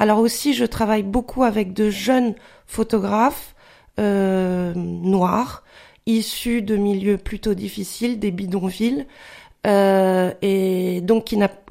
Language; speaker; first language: French; native; French